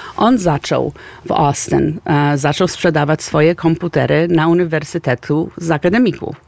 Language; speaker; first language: Polish; early bilingual, heritage; Polish